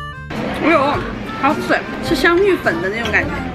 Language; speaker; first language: Chinese; native; Chinese